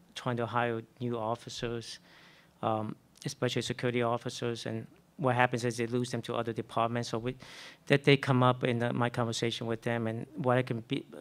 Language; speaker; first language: English; native; English